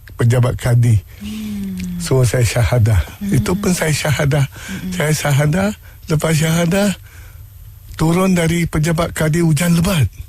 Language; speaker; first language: Malay; early bilingual, other home language; Chinese